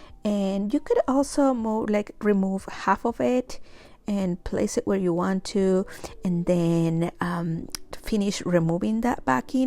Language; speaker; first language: English; non-native, fluent; Spanish